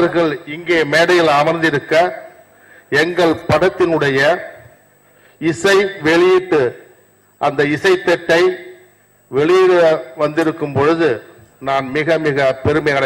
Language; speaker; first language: Tamil; native; Tamil